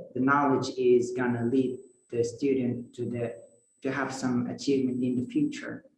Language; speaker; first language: English; non-native, fluent; Kazakh